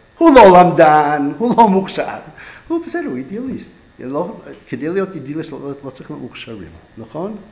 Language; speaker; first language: Hebrew; non-native, fluent; English